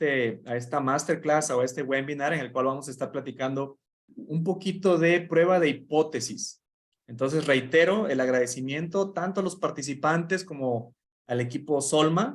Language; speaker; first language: Spanish; native; Spanish